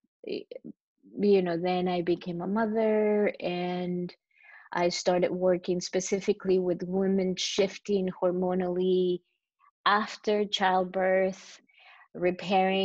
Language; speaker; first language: English; non-native, fluent; Spanish